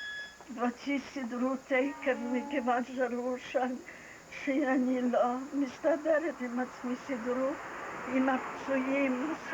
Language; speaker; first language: Hebrew; non-native, fluent; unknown